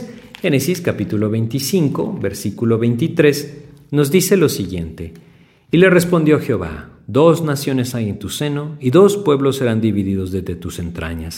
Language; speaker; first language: Spanish; native; Spanish